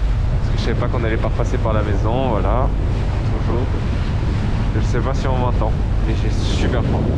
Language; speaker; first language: French; native; French